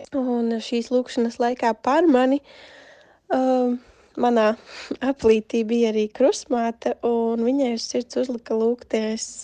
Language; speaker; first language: Latvian; native; Latvian